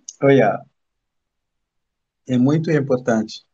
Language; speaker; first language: Portuguese; non-native, learner; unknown